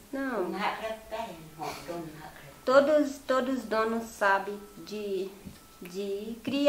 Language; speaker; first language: Portuguese; non-native, local second language; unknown